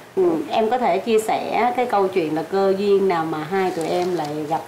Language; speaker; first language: Vietnamese; native; Vietnamese